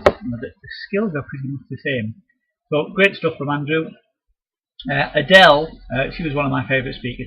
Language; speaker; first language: English; native; English